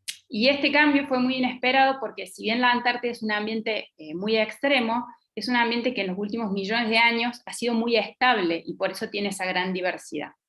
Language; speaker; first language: Spanish; native; Spanish